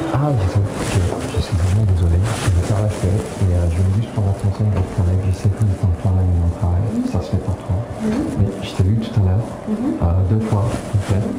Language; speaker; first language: French; native; French